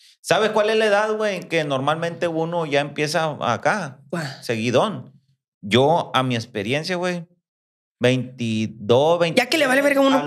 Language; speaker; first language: Spanish; native; Spanish